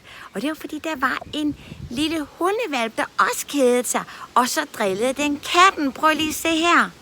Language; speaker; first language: Danish; native; Danish